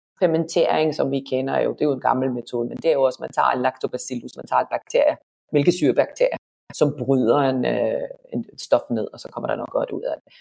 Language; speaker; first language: Danish; non-native, fluent; Finnish